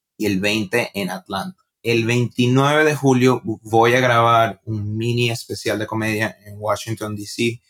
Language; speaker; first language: Spanish; native; Spanish